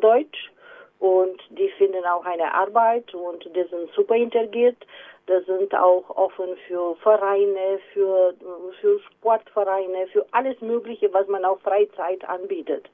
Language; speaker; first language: German; non-native, fluent; Romanian